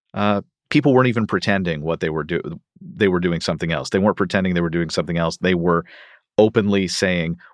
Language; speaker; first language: English; native; English